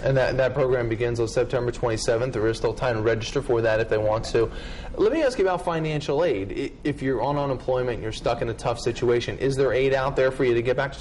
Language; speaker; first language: English; native; English